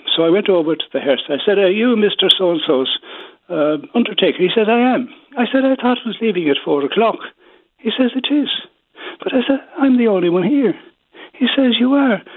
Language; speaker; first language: English; native; English